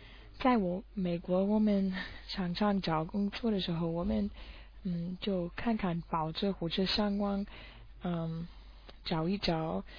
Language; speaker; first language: Chinese; non-native, learner; English